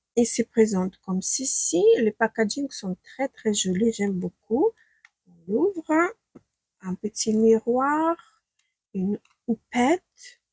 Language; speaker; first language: French; non-native, fluent; Ukrainian